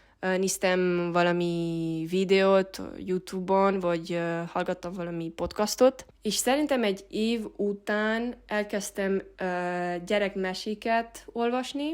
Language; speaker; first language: Hungarian; non-native, learner; Spanish